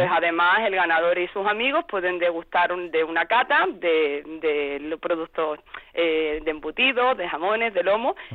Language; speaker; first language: Spanish; native; Spanish